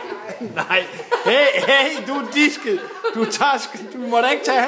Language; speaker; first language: Danish; native; Danish